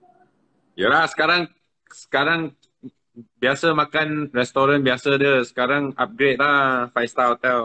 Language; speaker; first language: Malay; non-native, local second language; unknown